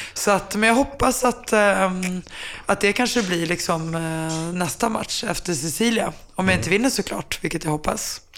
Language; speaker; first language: Swedish; early bilingual, other home language; Finnish